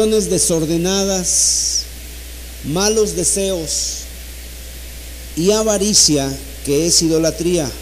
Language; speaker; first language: Spanish; native; Spanish